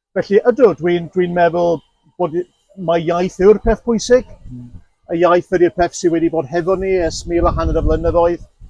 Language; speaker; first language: Welsh; early bilingual, heritage; Welsh